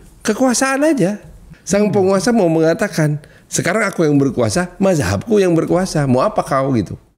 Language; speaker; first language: Indonesian; native; Indonesian